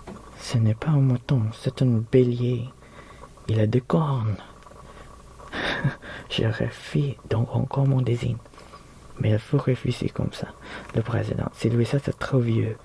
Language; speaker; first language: French; non-native, learner; Filipino